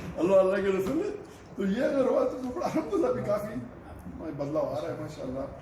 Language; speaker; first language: Urdu; native; Urdu